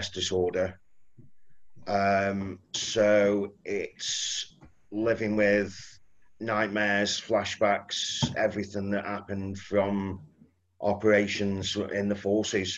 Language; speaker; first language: English; native; English